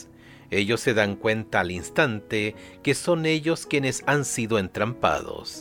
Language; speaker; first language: Spanish; native; Spanish